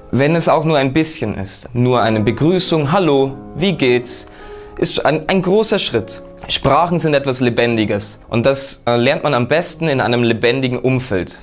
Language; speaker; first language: German; native; German